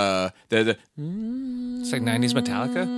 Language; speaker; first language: English; native; English